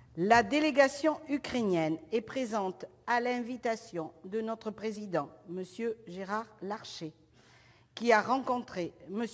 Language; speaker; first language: French; native; French